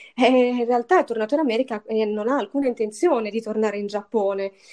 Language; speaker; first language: Italian; native; Italian